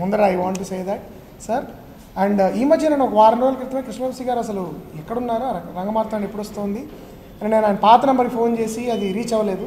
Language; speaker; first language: Telugu; native; Telugu